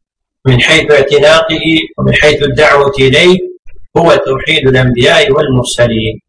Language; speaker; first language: Arabic; native; Arabic